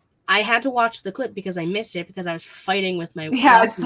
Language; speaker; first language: English; native; English